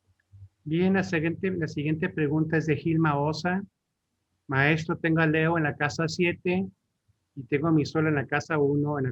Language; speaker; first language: Spanish; native; Spanish